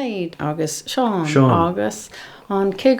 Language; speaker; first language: Irish; non-native, learner; English